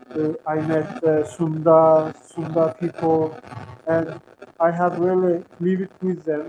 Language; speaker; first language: English; non-native, fluent; Turkmen